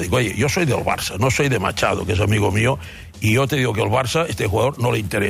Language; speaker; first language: Spanish; non-native, local second language; Catalan